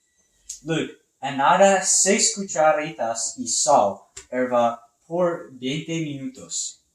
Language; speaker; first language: Spanish; non-native, learner; English